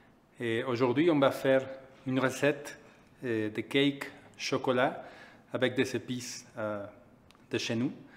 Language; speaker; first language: French; non-native, fluent; Spanish